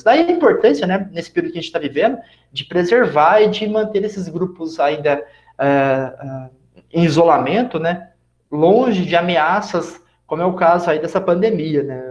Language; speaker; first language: Portuguese; native; Portuguese